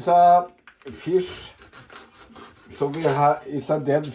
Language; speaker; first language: English; non-native, fluent; Norwegian